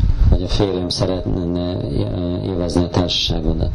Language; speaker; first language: Hungarian; native; Hungarian